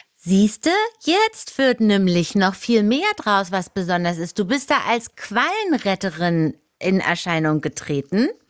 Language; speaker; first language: German; native; German